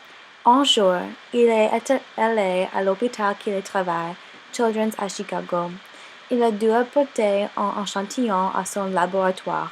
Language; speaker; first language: French; non-native, learner; English